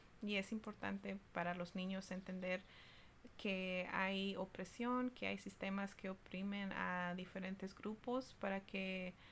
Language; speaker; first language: Spanish; early bilingual, heritage; Spanish